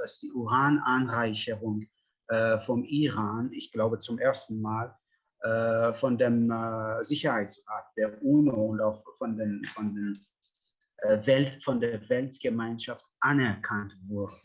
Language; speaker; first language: German; non-native, fluent; Persian